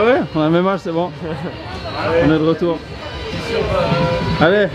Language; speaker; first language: French; native; French